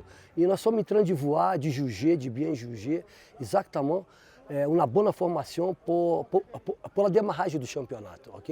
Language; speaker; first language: French; non-native, fluent; Portuguese